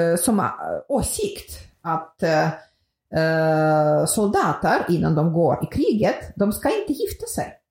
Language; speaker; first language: Swedish; non-native, fluent; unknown